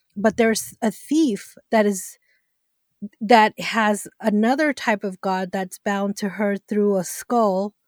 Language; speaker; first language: English; early bilingual, other home language; Spanish